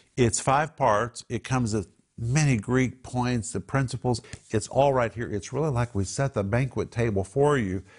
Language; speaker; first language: English; native; English